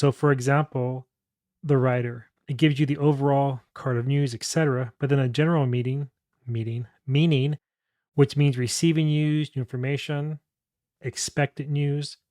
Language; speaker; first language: English; native; English